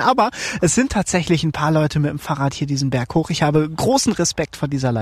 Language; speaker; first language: German; native; German